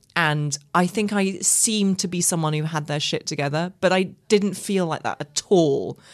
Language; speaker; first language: English; native; English